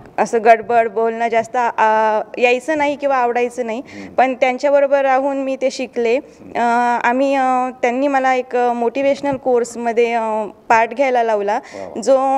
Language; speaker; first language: Marathi; native; Marathi